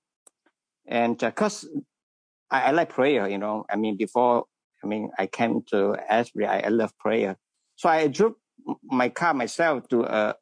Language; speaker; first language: English; non-native, local second language; Min Nan Chinese